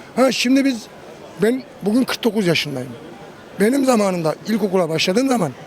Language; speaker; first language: Turkish; native; Turkish